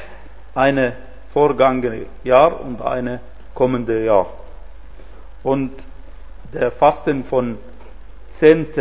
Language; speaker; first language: German; non-native, fluent; Arabic